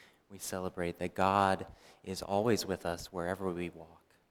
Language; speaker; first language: English; native; English